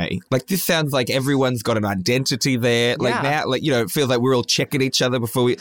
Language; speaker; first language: English; native; English